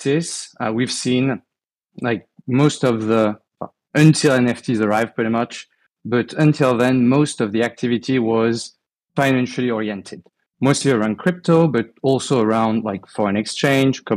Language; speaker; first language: English; non-native, fluent; French